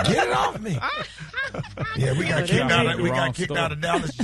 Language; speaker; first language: English; native; English